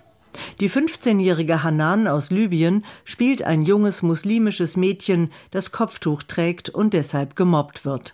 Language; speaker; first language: German; native; German